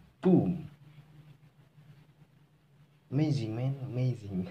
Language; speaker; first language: English; non-native, learner; Indonesian